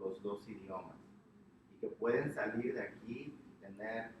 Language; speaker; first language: Spanish; early bilingual, heritage; Spanish